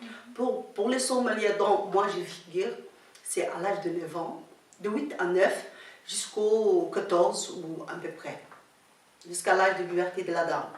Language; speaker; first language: French; non-native, local second language; Somali